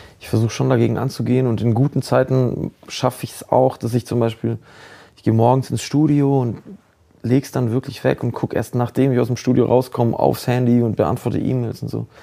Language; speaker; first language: German; early bilingual, other home language; Polish